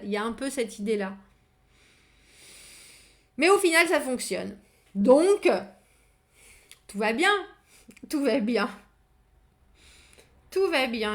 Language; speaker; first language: French; native; French